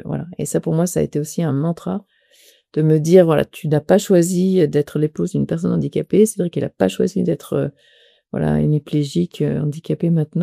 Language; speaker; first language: French; native; French